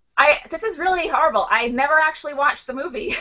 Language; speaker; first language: English; native; English